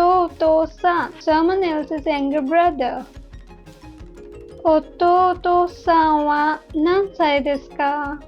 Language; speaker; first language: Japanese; non-native, learner; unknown